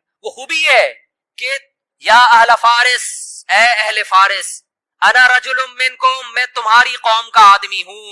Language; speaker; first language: Urdu; native; Urdu